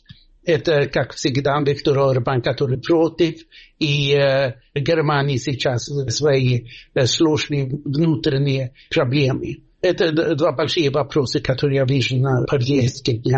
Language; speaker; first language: Russian; non-native, fluent; Swedish